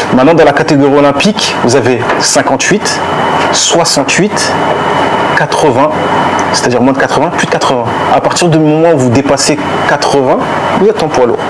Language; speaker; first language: French; early bilingual, other home language; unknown